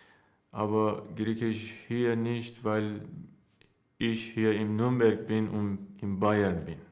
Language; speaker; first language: German; non-native, learner; Persian